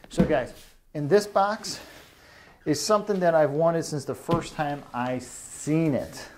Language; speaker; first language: English; native; English